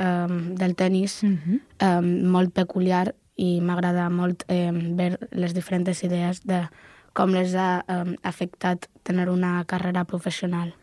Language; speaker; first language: Catalan; non-native, local second language; Spanish